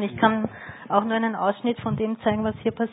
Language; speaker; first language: German; native; German